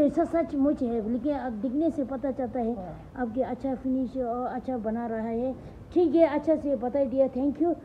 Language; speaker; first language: Hindi; non-native, local second language; Tibetan